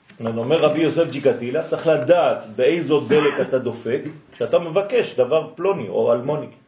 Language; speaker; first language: Hebrew; non-native, fluent; French